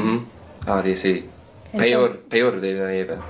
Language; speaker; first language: Spanish; non-native, learner; English